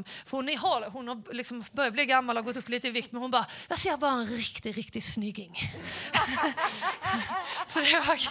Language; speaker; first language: Swedish; native; Swedish